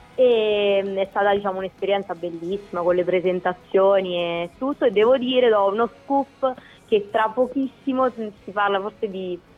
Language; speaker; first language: Italian; native; Italian